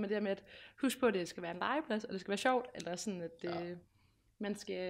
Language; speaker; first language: Danish; native; Danish